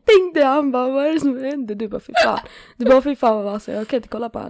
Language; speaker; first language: Swedish; native; Swedish